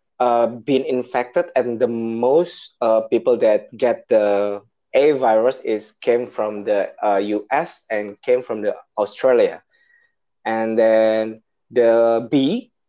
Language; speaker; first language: English; non-native, learner; Indonesian